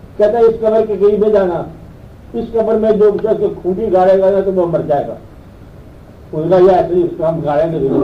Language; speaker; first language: Urdu; non-native, local second language; Punjabi